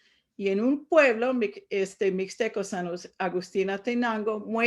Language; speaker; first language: Spanish; non-native, fluent; English